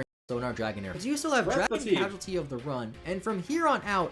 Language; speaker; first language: English; native; English